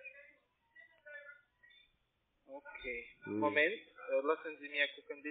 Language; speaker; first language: German; non-native, learner; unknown